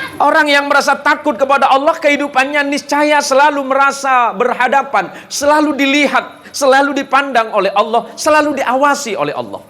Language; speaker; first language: Indonesian; native; Indonesian